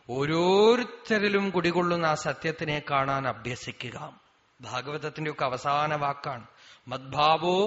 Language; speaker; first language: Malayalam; native; Malayalam